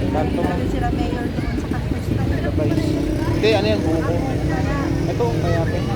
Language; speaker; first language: Filipino; native; Filipino